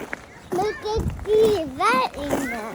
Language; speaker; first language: Swedish; early bilingual, other home language; Mongolian